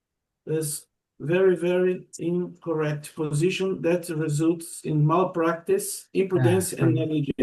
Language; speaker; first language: English; non-native, learner; Portuguese